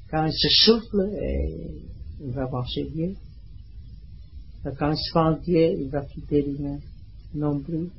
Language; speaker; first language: French; non-native, learner; Vietnamese